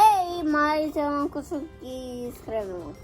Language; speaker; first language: Portuguese; early bilingual, heritage; Portuguese